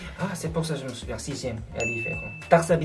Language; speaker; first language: French; non-native, learner; Korean